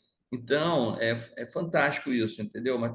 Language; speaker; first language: Portuguese; native; Portuguese